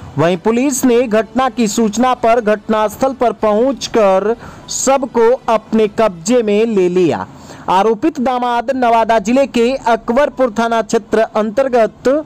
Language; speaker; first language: Hindi; native; Hindi